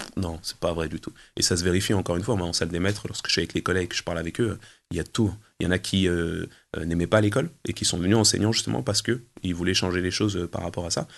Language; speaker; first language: French; early bilingual, other home language; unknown